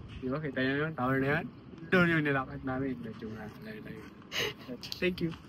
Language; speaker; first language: Filipino; non-native, local second language; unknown